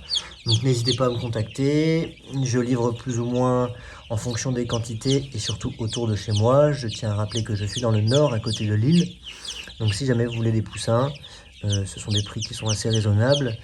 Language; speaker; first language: French; native; French